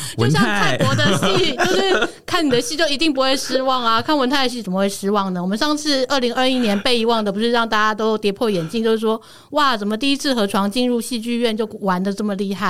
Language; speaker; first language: Chinese; native; Chinese